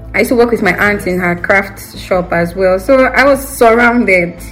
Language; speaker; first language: English; non-native, local second language; Yoruba